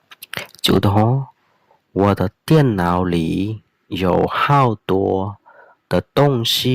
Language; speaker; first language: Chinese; non-native, fluent; Khmer